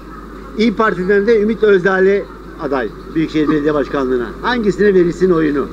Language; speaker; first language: Turkish; native; Turkish